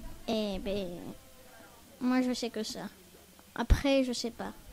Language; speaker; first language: French; early bilingual, other home language; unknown